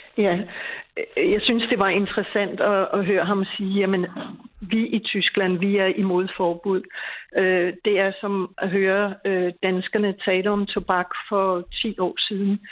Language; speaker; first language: Danish; native; Danish